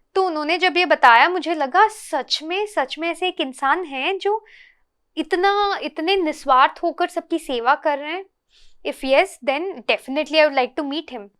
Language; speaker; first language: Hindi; non-native, local second language; Telugu